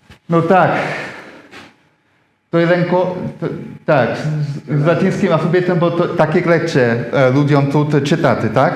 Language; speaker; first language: Slovak; non-native, learner; English